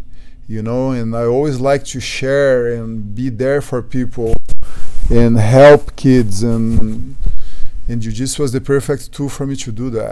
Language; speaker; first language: English; non-native, fluent; Portuguese